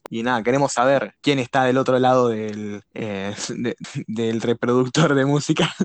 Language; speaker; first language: Spanish; native; Spanish